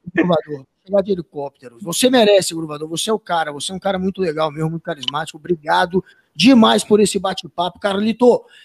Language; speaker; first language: Portuguese; native; Portuguese